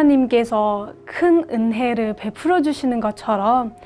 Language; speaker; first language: Korean; non-native, fluent; Burmese